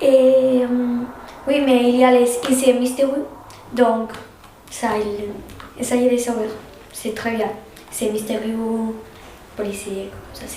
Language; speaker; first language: French; non-native, learner; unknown